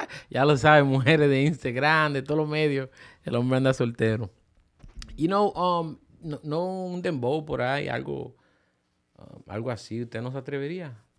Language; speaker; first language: Spanish; early bilingual, heritage; Spanish